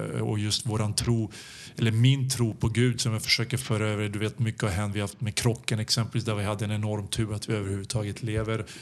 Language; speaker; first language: Swedish; early bilingual, other home language; Serbian